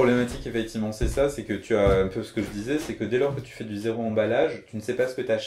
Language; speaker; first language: French; native; French